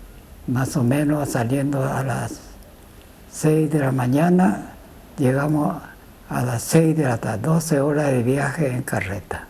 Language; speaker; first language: Spanish; early bilingual, other home language; Japanese